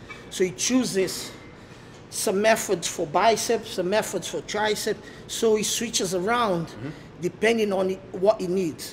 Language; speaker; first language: English; non-native, fluent; Portuguese